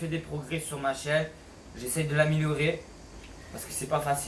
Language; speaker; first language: French; native; French